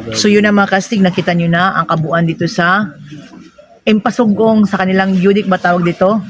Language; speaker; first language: Filipino; non-native, local second language; Cebuano